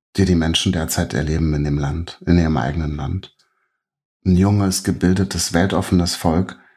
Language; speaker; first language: German; native; German